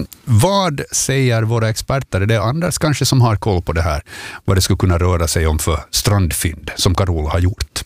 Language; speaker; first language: Swedish; native; Swedish